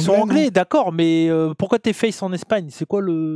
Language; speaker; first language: French; native; French